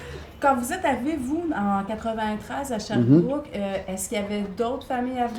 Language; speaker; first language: French; native; French